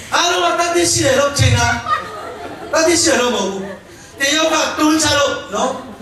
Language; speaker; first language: Burmese; non-native, local second language; Hakha Chin